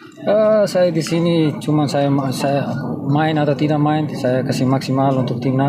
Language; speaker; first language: Indonesian; non-native, fluent; Dutch